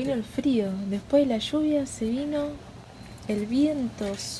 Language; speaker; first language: Spanish; native; Spanish